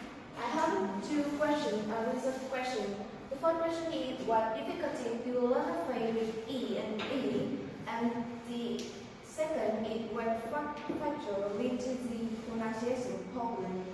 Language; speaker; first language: English; non-native, learner; Vietnamese